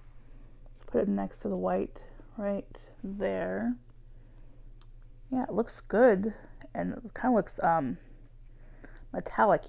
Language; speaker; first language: English; native; English